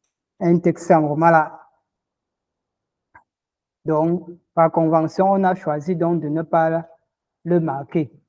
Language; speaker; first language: French; non-native, local second language; Ghomala